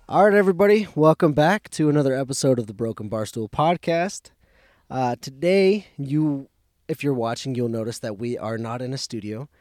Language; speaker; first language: English; early bilingual, other home language; Spanish